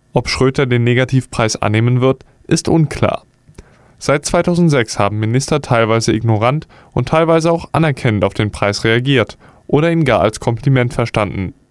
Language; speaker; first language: German; native; German